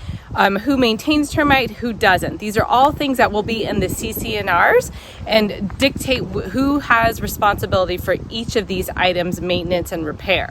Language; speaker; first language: English; native; English